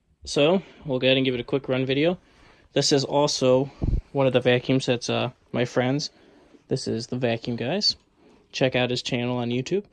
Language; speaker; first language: English; native; English